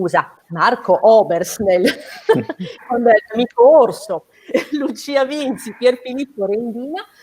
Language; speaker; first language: Italian; native; Italian